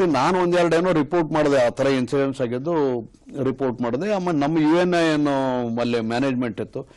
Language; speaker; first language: Kannada; native; Kannada